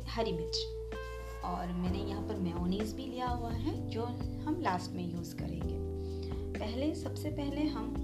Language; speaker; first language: Hindi; non-native, local second language; Assamese